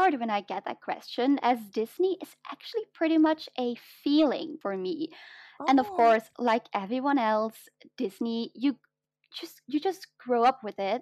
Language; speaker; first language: English; non-native, fluent; Dutch